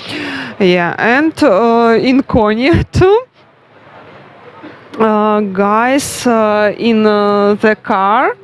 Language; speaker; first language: English; non-native, learner; Russian